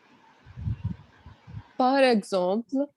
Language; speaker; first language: French; non-native, learner; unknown